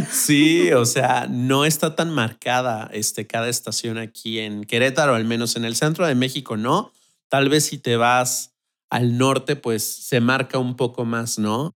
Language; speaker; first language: Spanish; native; Spanish